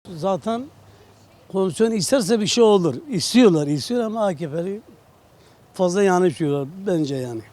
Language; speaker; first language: Turkish; non-native, local second language; Kurdish